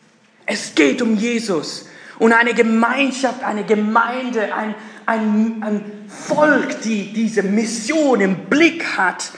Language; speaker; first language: German; non-native, fluent; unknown